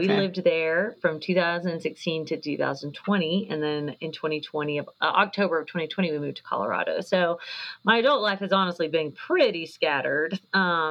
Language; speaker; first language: English; native; English